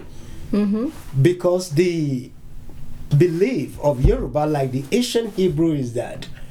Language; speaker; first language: English; non-native, local second language; Yoruba